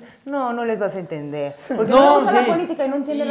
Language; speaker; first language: Spanish; native; Spanish